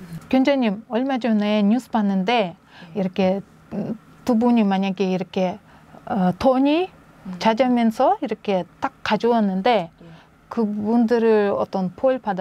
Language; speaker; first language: Korean; non-native, learner; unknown